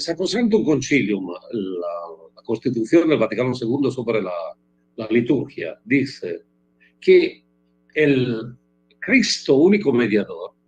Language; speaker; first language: Spanish; non-native, fluent; Italian